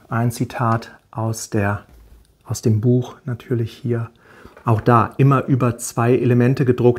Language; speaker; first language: German; native; German